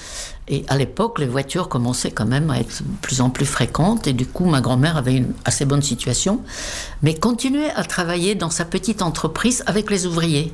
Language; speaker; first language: French; non-native, fluent; Czech